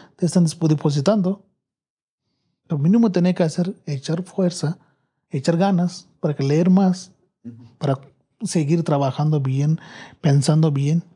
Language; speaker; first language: Spanish; non-native, learner; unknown